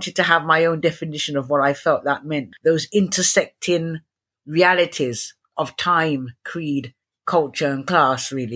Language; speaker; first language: English; native; English